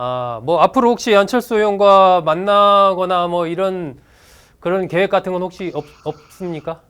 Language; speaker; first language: Korean; native; Korean